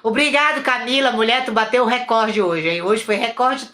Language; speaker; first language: Portuguese; native; Portuguese